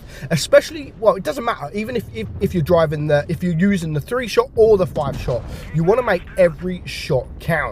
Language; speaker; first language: English; native; English